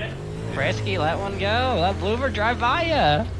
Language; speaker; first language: English; native; English